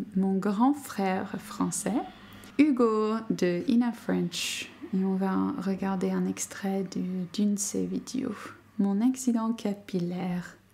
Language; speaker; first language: French; non-native, fluent; English